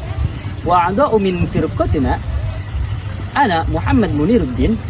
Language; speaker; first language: Arabic; non-native, learner; Indonesian